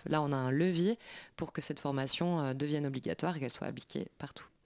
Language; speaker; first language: French; native; French